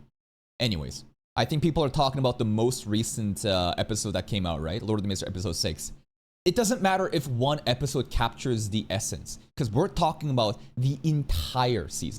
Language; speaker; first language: English; native; English